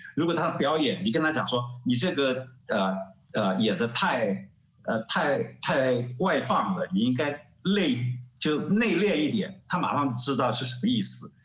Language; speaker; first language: Chinese; native; Chinese